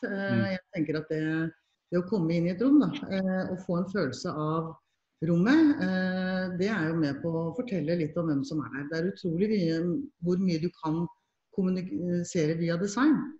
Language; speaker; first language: Norwegian; native; Norwegian